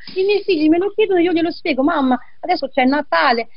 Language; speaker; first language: Italian; native; Italian